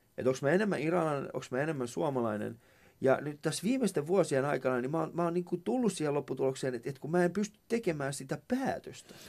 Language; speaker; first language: Finnish; early bilingual, other home language; Persian